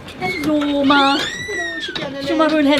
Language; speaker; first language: Welsh; native; Welsh